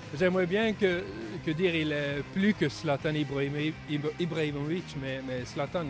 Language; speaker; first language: French; non-native, learner; Swedish